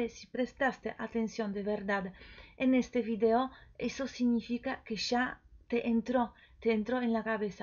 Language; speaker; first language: Spanish; non-native, fluent; Polish